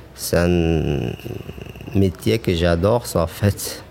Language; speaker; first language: French; non-native, learner; Persian